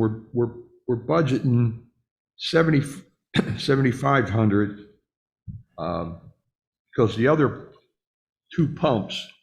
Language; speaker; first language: English; native; English